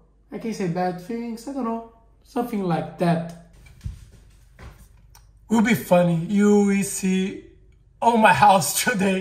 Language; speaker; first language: English; non-native, learner; Portuguese